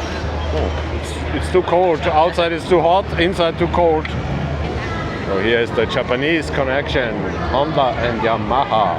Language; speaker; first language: English; non-native, fluent; German